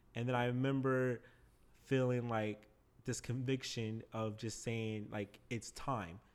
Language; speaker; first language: English; native; English